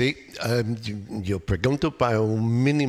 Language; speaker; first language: Spanish; non-native, learner; English